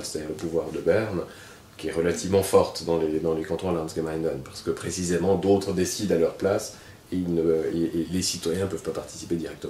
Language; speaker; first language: French; native; French